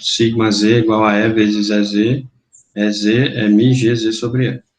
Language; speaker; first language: Portuguese; native; Portuguese